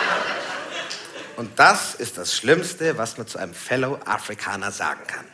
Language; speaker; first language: German; native; German